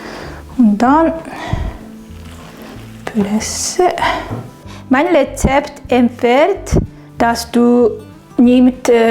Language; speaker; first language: German; non-native, learner; Japanese